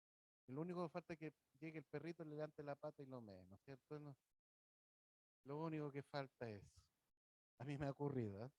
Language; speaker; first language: Spanish; native; Spanish